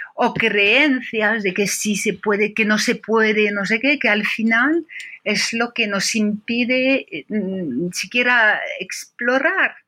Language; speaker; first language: Spanish; non-native, fluent; French